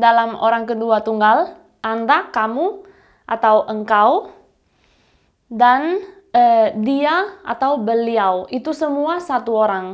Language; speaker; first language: Indonesian; non-native, fluent; Spanish